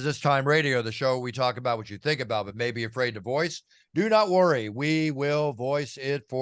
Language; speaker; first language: English; native; English